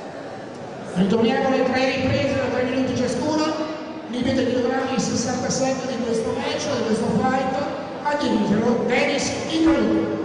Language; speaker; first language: Italian; native; Italian